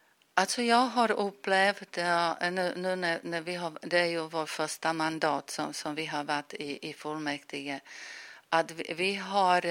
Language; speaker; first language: Swedish; non-native, fluent; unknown